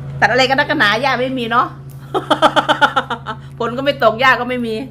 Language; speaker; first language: Thai; non-native, local second language; Lao